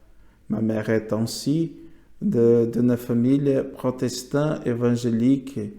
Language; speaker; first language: French; non-native, learner; Portuguese